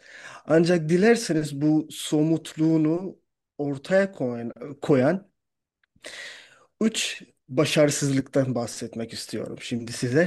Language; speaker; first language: Turkish; non-native, fluent; Urdu